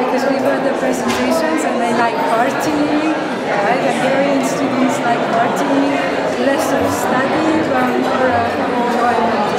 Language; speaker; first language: English; non-native, fluent; Hungarian